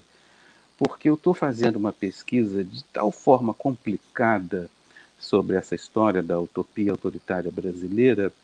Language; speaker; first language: Portuguese; native; Portuguese